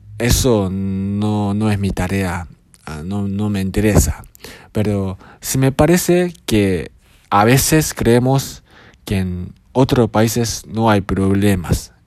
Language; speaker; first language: Spanish; non-native, fluent; Japanese